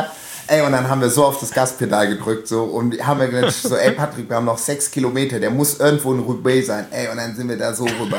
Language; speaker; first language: German; native; German